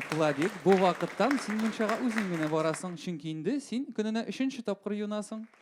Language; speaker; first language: Tatar; non-native, local second language; Russian